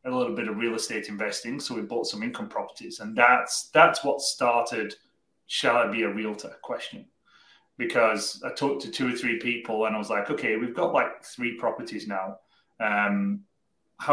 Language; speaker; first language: English; native; English